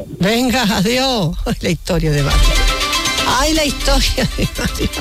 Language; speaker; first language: Spanish; native; Spanish